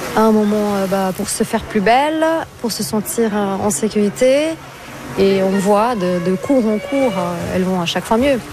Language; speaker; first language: French; non-native, fluent; Portuguese